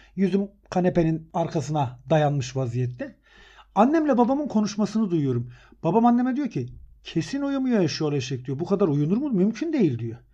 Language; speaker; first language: Turkish; native; Turkish